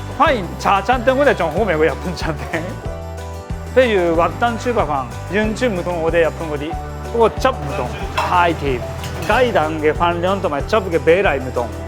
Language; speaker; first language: Cantonese; non-native, fluent; Japanese